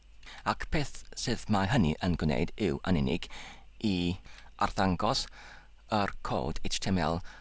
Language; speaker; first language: Welsh; non-native, local second language; English